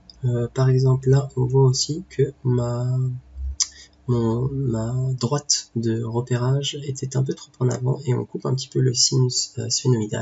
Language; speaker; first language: French; native; French